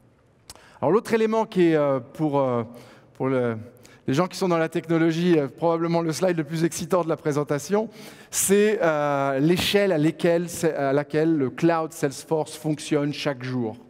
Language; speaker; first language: French; native; French